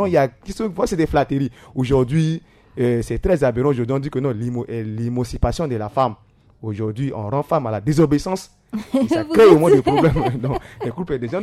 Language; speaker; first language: French; non-native, local second language; Sango